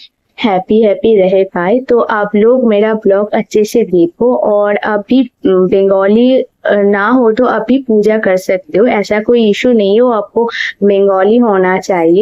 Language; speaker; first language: Hindi; non-native, local second language; Bangla